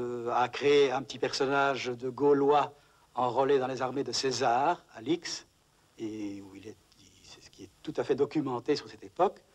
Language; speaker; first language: French; native; French